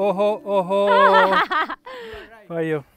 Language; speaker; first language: Nepali; non-native, learner; English